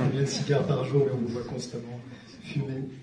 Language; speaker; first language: French; native; French